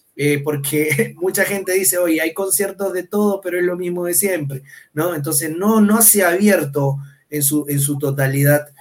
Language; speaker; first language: Spanish; native; Spanish